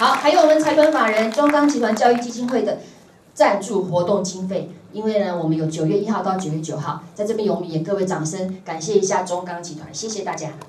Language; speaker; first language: Chinese; native; Chinese